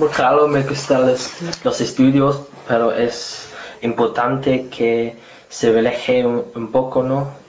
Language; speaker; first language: Spanish; non-native, fluent; English